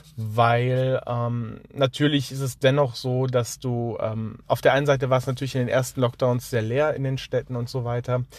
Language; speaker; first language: German; native; German